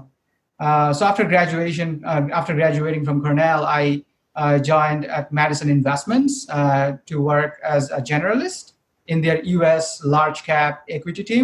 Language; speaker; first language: English; non-native, local second language; Bangla